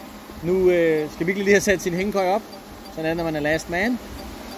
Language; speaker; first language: Danish; native; Danish